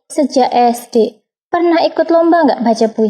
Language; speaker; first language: Indonesian; native; Indonesian